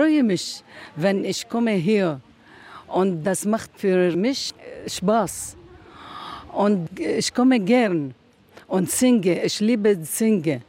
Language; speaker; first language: German; non-native, learner; Arabic